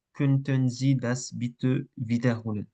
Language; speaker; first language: German; non-native, fluent; French